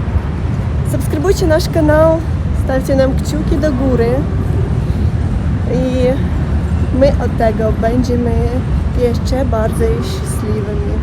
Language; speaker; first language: Polish; non-native, learner; Russian